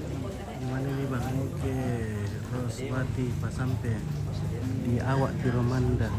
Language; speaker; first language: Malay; non-native, local second language; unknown